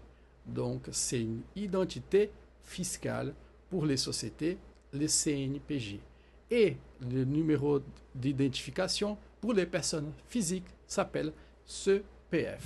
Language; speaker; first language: French; non-native, fluent; Portuguese